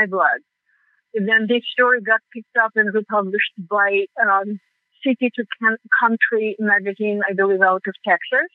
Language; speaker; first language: English; non-native, fluent; Russian